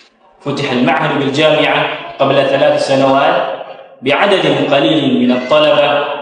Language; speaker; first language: Arabic; non-native, fluent; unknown